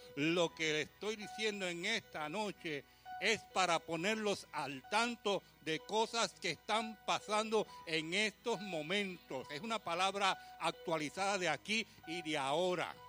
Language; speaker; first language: Spanish; early bilingual, heritage; Spanish